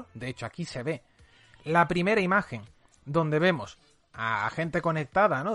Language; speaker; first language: Spanish; native; Spanish